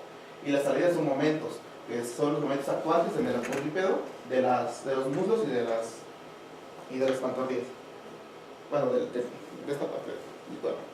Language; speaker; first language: Spanish; native; Spanish